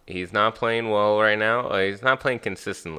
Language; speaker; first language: English; native; English